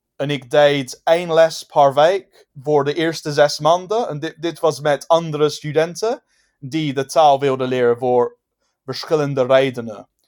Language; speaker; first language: Dutch; non-native, fluent; English